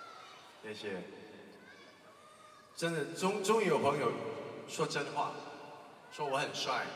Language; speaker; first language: Chinese; non-native, local second language; Cantonese